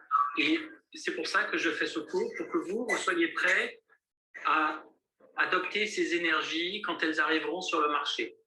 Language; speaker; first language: French; native; French